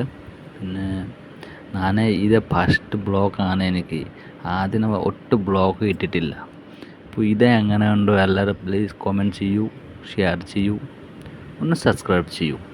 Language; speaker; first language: Malayalam; non-native, learner; Hindi